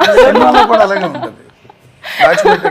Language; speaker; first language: Telugu; native; Telugu